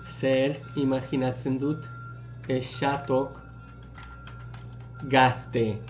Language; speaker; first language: Basque; non-native, learner; English